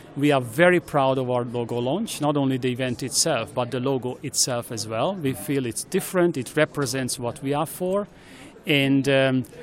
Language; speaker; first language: English; non-native, fluent; Hungarian